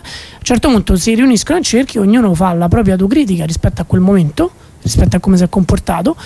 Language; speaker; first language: Italian; native; Italian